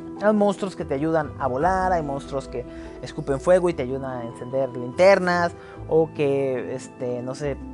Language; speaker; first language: Spanish; native; Spanish